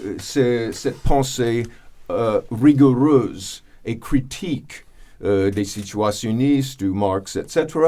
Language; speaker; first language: French; non-native, fluent; English